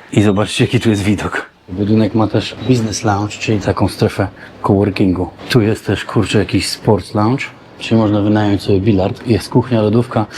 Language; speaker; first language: Polish; native; Polish